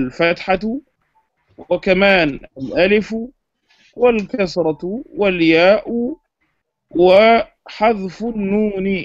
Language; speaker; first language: Arabic; non-native, fluent; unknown